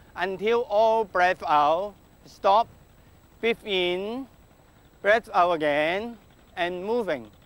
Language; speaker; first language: English; non-native, local second language; Cantonese